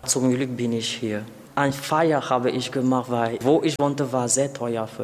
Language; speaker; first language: German; non-native, learner; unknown